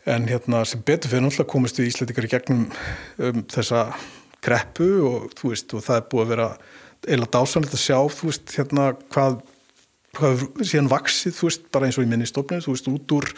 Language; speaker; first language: Icelandic; native; Icelandic